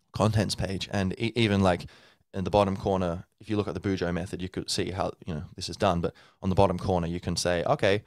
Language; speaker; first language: English; native; English